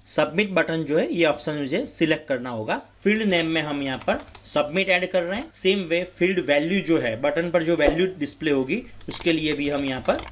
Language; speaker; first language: Hindi; non-native, local second language; Gujarati